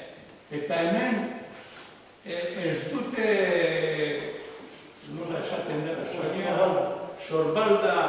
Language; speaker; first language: Basque; non-native, learner; Croatian